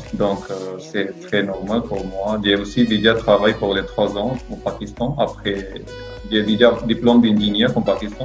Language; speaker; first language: French; non-native, learner; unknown